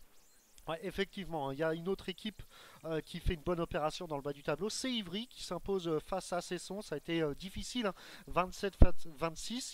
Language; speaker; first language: French; native; French